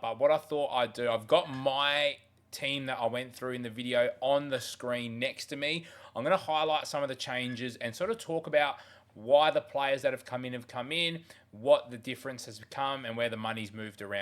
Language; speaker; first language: English; native; English